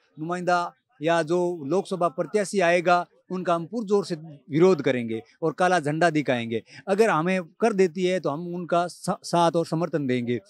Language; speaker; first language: Hindi; native; Hindi